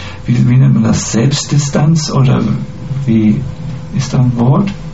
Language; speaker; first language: German; native; German